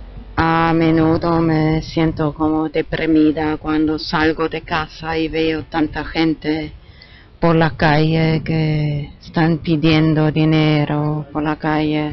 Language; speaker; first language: Spanish; non-native, fluent; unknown